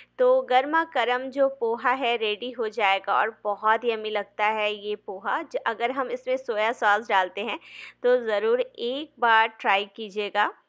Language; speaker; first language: Hindi; non-native, local second language; Bangla